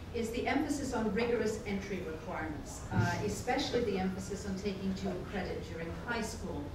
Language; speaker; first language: English; native; English